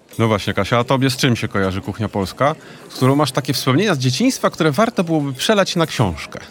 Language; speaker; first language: Polish; native; Polish